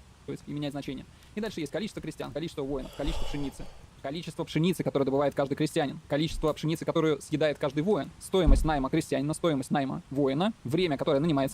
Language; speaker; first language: Russian; native; Russian